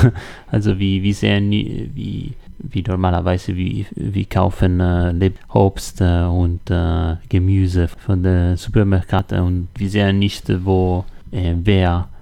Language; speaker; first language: German; non-native, learner; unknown